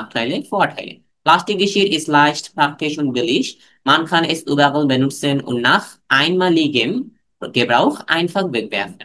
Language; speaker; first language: German; non-native, fluent; Bangla